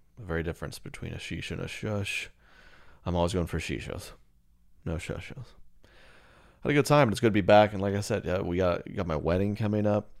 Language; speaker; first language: English; native; English